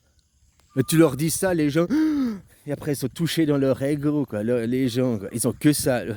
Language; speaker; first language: French; native; French